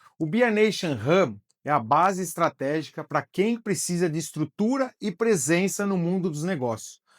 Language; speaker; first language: Portuguese; native; Portuguese